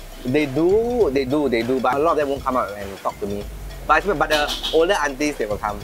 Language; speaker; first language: English; non-native, local second language; Tamil